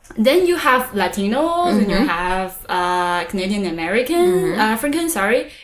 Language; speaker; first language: English; non-native, fluent; Chinese